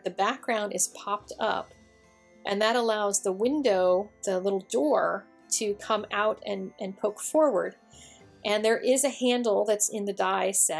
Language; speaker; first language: English; native; English